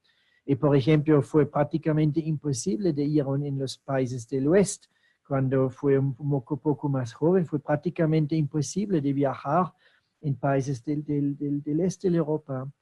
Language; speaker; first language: Spanish; non-native, fluent; German